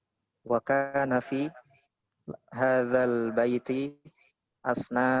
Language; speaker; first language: Arabic; non-native, learner; Indonesian